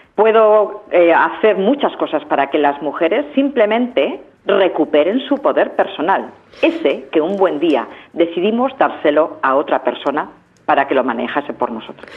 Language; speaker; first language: Spanish; native; Spanish